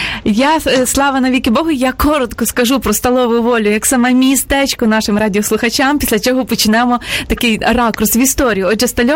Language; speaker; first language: Ukrainian; native; Ukrainian